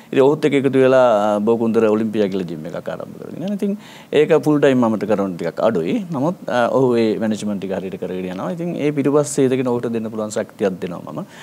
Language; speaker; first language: Sinhala; native; Sinhala